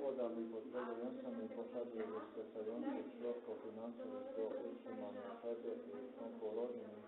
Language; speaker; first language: Polish; non-native, learner; Croatian